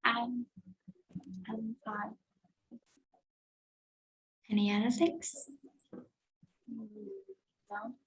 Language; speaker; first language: English; non-native, fluent; Vietnamese